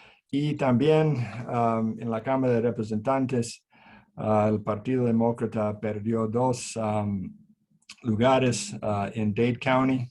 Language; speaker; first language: Spanish; non-native, fluent; English